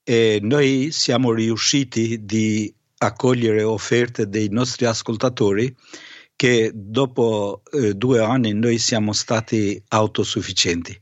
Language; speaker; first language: Italian; non-native, fluent; Albanian